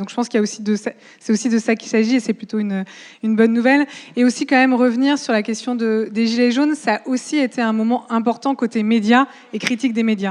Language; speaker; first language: French; native; French